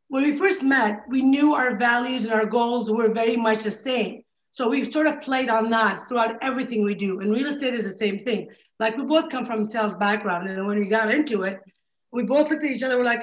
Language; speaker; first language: English; non-native, fluent; Arabic